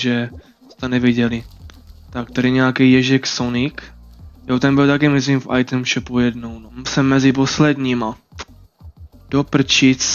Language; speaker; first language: Czech; native; Czech